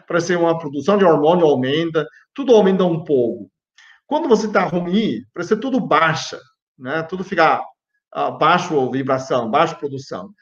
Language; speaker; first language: Portuguese; non-native, fluent; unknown